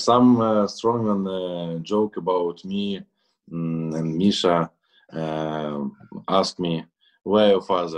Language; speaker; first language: English; non-native, learner; Russian